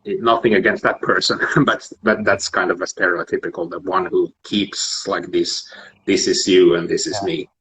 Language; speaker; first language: English; non-native, fluent; Finnish